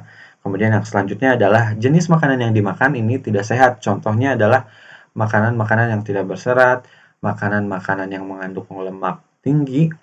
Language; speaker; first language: Indonesian; native; Indonesian